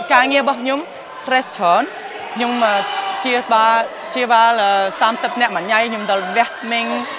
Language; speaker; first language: Khmer; early bilingual, heritage; Khmer